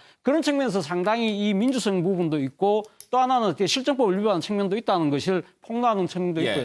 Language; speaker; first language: Korean; native; Korean